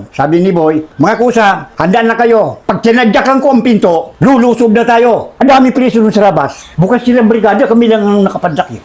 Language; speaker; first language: Filipino; native; Filipino